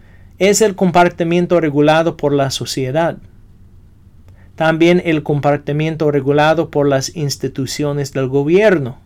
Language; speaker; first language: Spanish; non-native, fluent; English